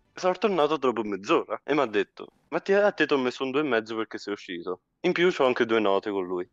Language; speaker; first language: Italian; early bilingual, other home language; Albanian